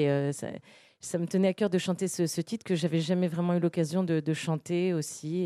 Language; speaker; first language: French; native; French